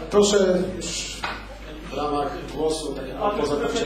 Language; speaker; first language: Polish; native; Polish